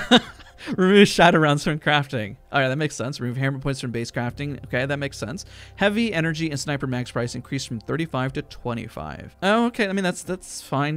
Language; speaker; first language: English; native; English